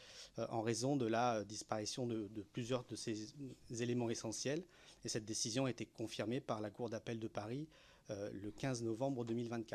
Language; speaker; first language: French; native; French